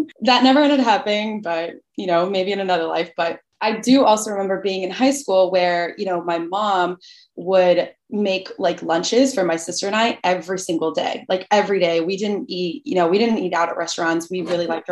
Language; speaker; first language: English; early bilingual, other home language; Albanian